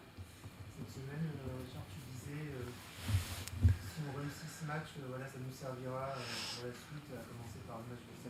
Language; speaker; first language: French; native; French